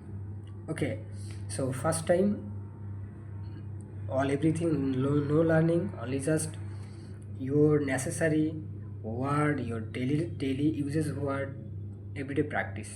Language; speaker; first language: English; non-native, learner; Bangla